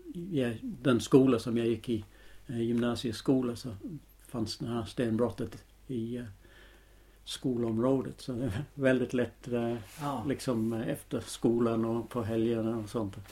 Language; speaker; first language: Swedish; non-native, fluent; English